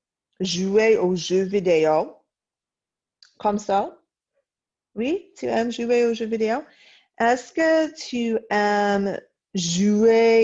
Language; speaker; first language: French; non-native, fluent; English